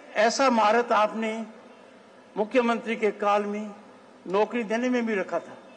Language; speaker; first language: Hindi; native; Hindi